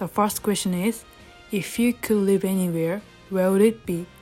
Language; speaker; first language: English; non-native, learner; Japanese